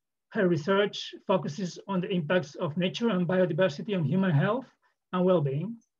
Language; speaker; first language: English; non-native, fluent; Catalan